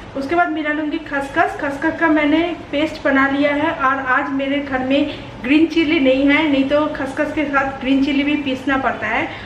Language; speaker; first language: Hindi; non-native, local second language; Bangla